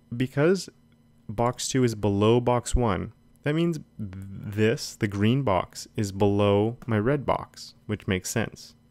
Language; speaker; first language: English; native; English